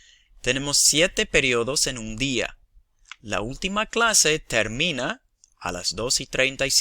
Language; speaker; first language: Spanish; non-native, fluent; English